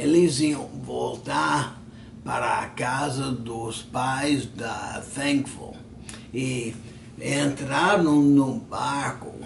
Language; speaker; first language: Portuguese; non-native, fluent; English